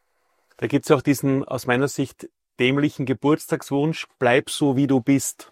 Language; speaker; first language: German; native; German